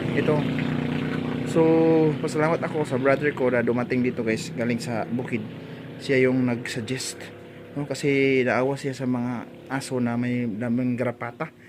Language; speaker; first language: Filipino; native; Filipino